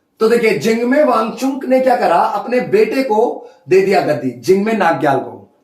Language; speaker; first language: Hindi; native; Hindi